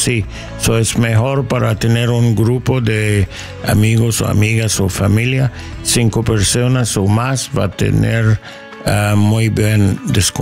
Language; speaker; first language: Spanish; non-native, learner; English